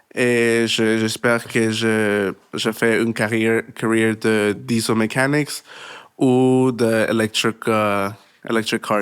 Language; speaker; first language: French; non-native, learner; Spanish